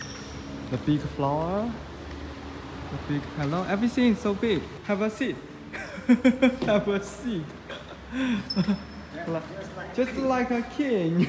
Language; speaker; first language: English; non-native, learner; Chinese